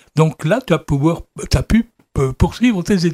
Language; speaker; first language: French; native; French